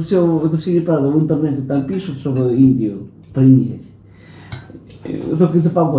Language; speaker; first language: Russian; native; Russian